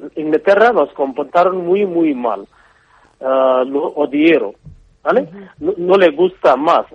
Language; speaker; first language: Spanish; non-native, learner; Bangla